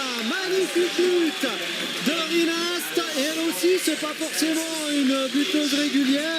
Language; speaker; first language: French; native; French